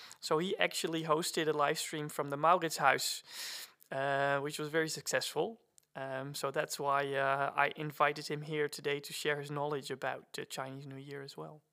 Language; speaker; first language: English; non-native, fluent; Dutch